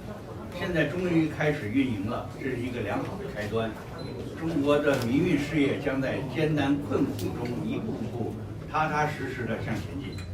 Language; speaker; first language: Chinese; native; Chinese